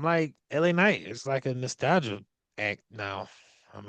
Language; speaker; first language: English; native; English